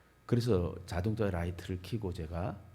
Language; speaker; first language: Korean; native; Korean